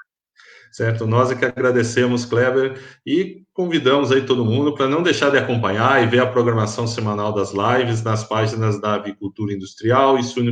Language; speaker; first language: Portuguese; native; Portuguese